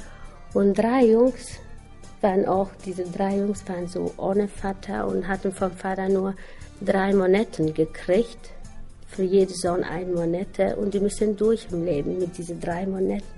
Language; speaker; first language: German; non-native, learner; Albanian